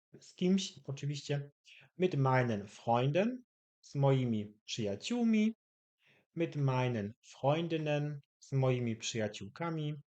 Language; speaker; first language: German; non-native, fluent; Polish